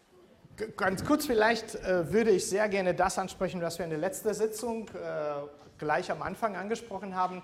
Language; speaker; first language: German; non-native, fluent; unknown